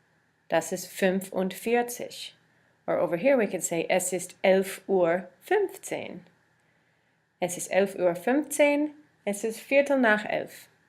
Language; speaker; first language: German; non-native, fluent; English